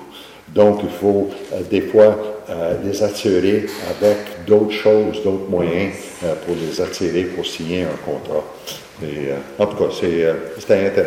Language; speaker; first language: French; native; French